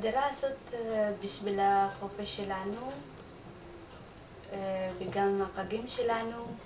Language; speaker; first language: Hebrew; non-native, learner; Filipino